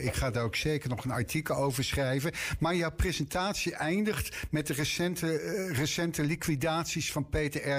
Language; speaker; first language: Dutch; native; Dutch